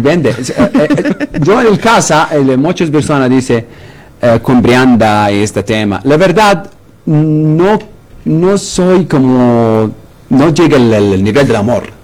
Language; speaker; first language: Spanish; non-native, learner; Arabic